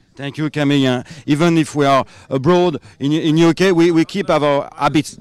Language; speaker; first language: English; non-native, fluent; French